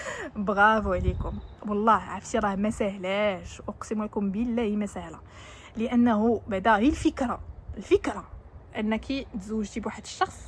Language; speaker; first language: Arabic; native; Arabic